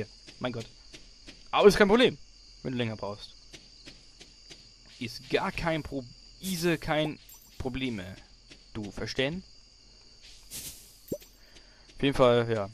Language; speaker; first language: German; native; German